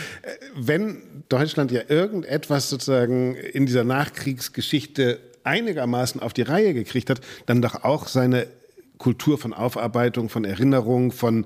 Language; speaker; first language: German; native; German